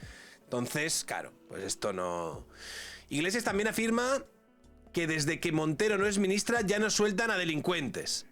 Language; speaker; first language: Spanish; native; Spanish